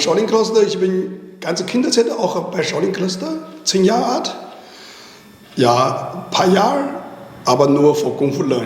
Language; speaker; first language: German; non-native, learner; Chinese